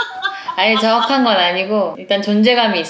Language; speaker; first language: Korean; native; Korean